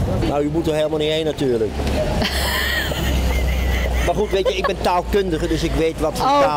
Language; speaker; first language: Dutch; native; Dutch